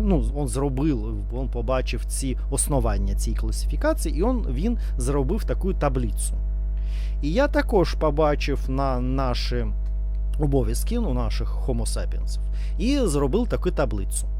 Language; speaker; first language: Ukrainian; non-native, learner; Russian